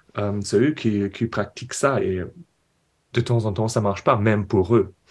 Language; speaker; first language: French; non-native, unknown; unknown